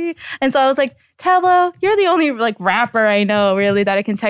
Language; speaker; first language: English; native; English